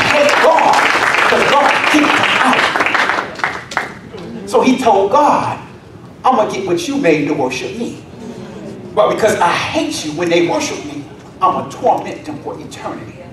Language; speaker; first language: English; native; English